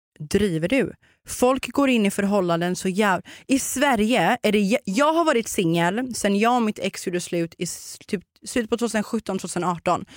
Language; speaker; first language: Swedish; early bilingual, other home language; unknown